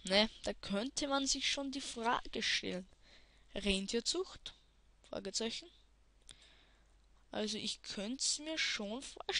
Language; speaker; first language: German; native; German